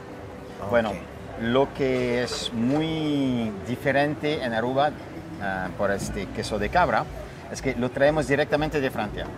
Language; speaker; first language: Spanish; non-native, fluent; French